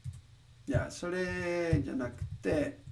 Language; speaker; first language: Japanese; non-native, learner; English